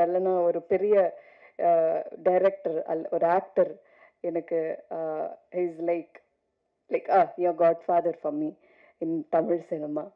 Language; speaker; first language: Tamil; non-native, fluent; Malayalam